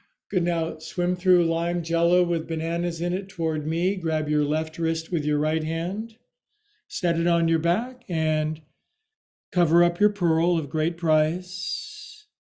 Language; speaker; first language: English; native; English